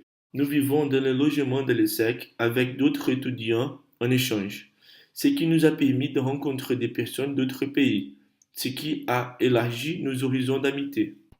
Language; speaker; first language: French; non-native, learner; Portuguese